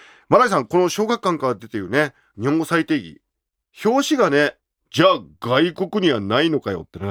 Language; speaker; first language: Japanese; native; Japanese